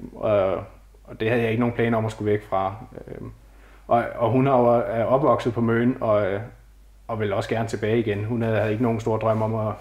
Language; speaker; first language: Danish; native; Danish